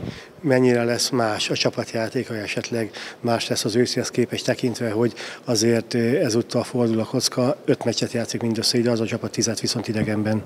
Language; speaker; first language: Hungarian; native; Hungarian